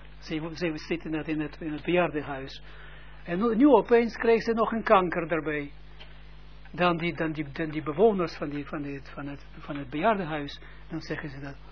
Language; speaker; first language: Dutch; non-native, fluent; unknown